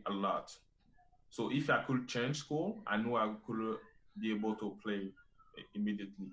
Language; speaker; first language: English; non-native, fluent; French